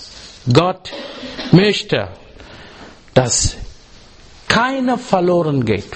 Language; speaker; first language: German; non-native, learner; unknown